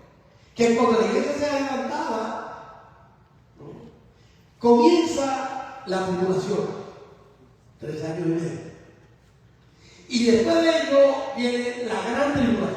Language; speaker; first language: Spanish; native; Spanish